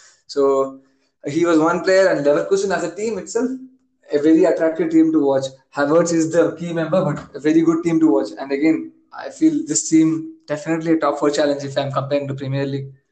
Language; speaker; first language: English; non-native, local second language; Malayalam